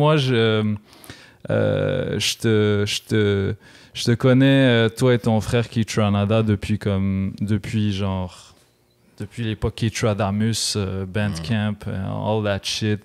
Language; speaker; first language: French; native; French